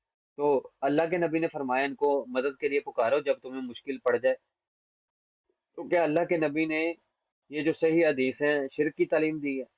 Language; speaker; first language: Hindi; non-native, local second language; Punjabi